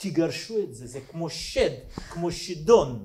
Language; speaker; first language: Hebrew; non-native, fluent; Russian